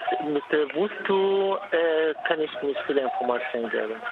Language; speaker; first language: German; non-native, fluent; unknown